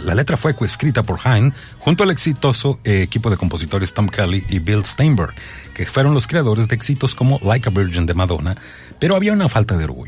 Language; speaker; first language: Spanish; native; Spanish